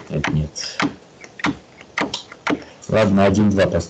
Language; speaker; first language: Russian; native; Russian